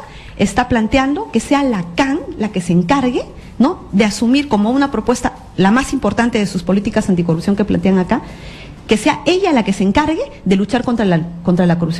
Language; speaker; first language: Spanish; native; Spanish